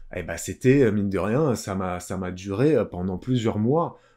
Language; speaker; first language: French; native; French